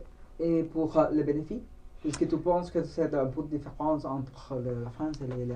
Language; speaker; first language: French; non-native, learner; Spanish